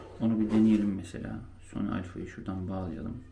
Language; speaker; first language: Turkish; native; Turkish